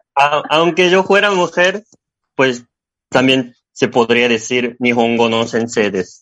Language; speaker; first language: Spanish; non-native, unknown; Japanese